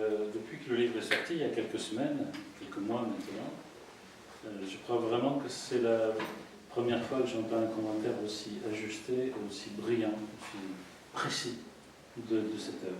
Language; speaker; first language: French; native; French